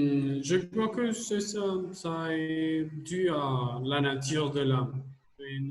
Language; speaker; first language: French; non-native, learner; Spanish